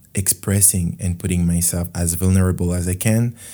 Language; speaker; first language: English; non-native, fluent; French